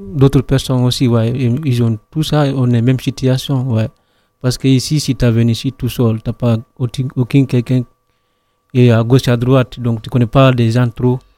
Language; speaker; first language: French; non-native, local second language; Fula